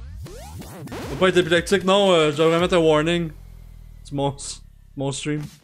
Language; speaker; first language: French; native; French